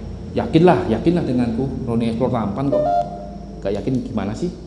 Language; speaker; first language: Indonesian; native; Indonesian